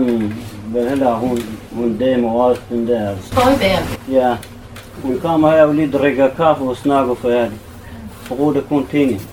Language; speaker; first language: Danish; non-native, learner; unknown